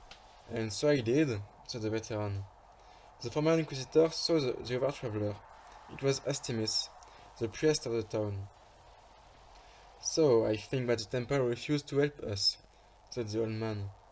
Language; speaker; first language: English; non-native, fluent; French